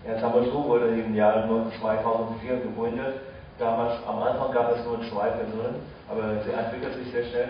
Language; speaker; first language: German; non-native, fluent; Chinese